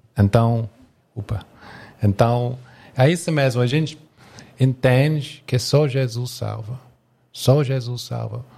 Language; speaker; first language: Portuguese; non-native, fluent; English